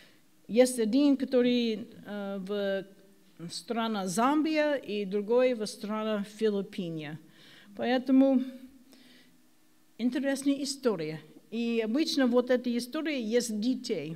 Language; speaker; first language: Russian; non-native, learner; English